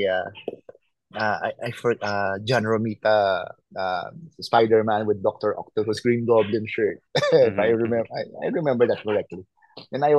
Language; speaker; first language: English; non-native, local second language; Filipino